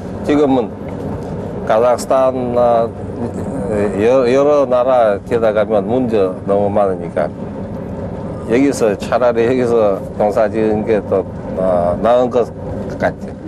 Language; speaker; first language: Korean; early bilingual, heritage; Korean